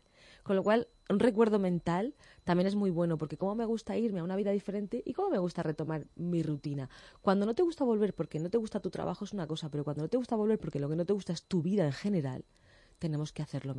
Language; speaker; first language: Spanish; native; Spanish